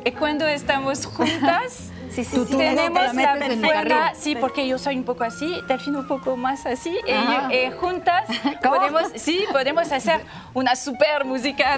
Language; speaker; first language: Spanish; non-native, learner; French